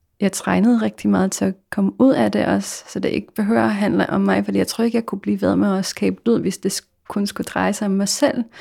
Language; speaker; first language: Danish; non-native, fluent; Polish